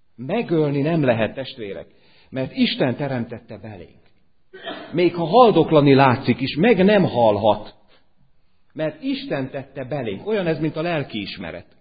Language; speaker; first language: Hungarian; native; Hungarian